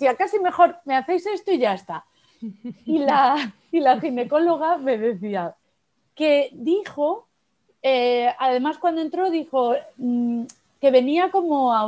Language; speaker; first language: Spanish; native; Spanish